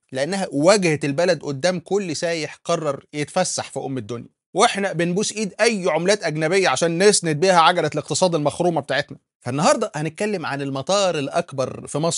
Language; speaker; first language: Arabic; native; Arabic